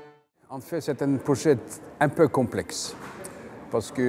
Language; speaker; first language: French; non-native, fluent; Norwegian